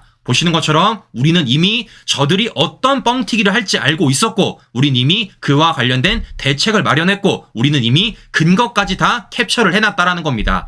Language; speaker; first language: Korean; native; Korean